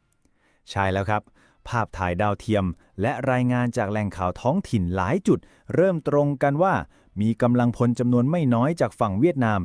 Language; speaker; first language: Thai; native; Thai